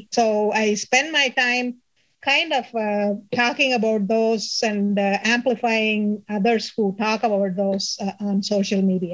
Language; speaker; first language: English; non-native, local second language; Tamil